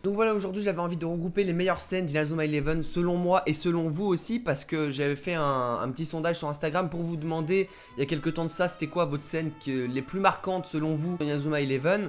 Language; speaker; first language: French; native; French